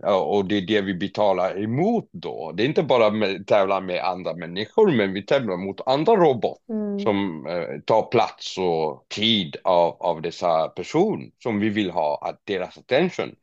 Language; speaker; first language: Swedish; non-native, fluent; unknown